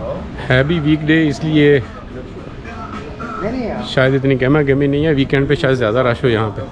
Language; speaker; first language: Hindi; native; Hindi